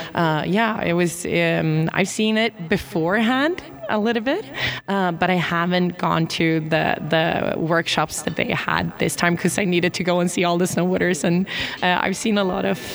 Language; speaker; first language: English; non-native, fluent; Swedish